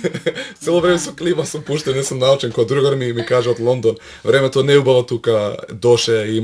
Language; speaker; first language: Macedonian; early bilingual, heritage; Macedonian